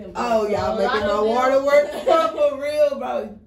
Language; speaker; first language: English; native; English